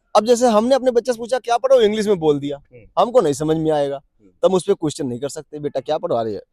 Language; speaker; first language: Hindi; native; Hindi